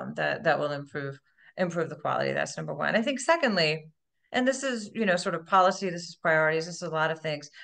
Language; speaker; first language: English; native; English